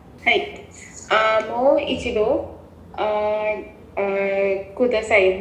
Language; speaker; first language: Japanese; non-native, learner; Hindi